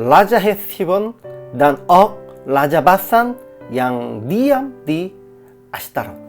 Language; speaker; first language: Indonesian; non-native, fluent; Korean